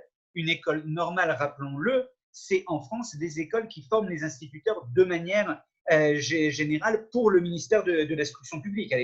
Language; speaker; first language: French; native; French